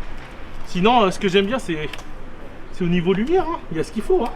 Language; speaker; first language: French; native; French